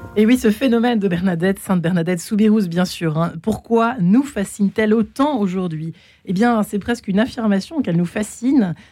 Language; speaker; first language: French; native; French